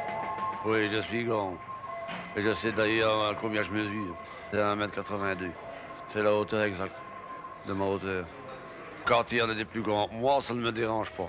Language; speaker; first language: French; native; French